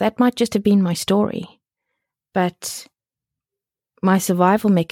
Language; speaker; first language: English; native; English